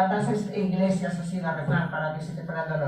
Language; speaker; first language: Spanish; native; Spanish